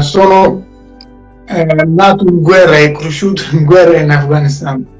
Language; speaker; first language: Italian; non-native, learner; Persian